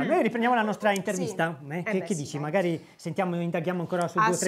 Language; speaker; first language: Italian; native; Italian